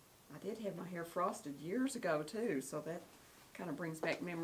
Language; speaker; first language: English; native; English